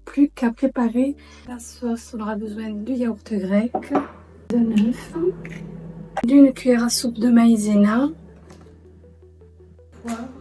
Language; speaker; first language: French; native; French